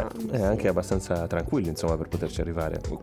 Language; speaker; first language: Italian; native; Italian